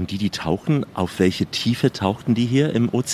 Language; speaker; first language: German; native; German